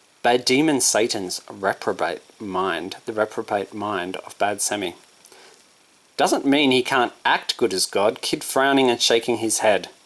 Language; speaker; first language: English; native; English